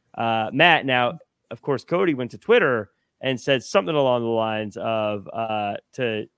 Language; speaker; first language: English; native; English